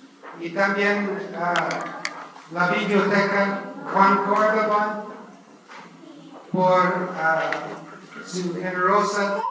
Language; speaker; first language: Spanish; non-native, learner; English